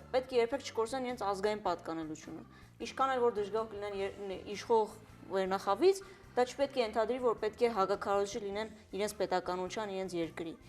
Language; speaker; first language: Armenian; early bilingual, heritage; Armenian